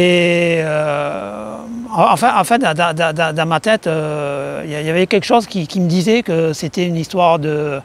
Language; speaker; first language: French; native; French